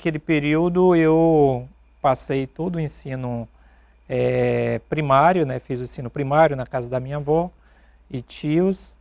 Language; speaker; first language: Portuguese; native; Portuguese